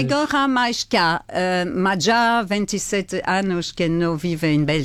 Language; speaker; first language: Portuguese; non-native, fluent; French